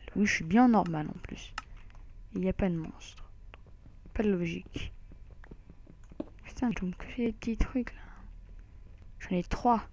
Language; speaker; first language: French; native; French